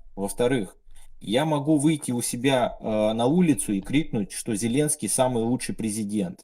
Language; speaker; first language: Russian; native; Russian